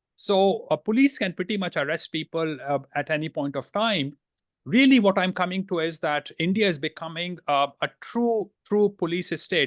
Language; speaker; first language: English; non-native, fluent; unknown